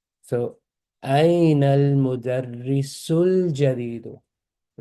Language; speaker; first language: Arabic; non-native, fluent; English